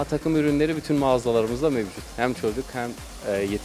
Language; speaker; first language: Turkish; native; Turkish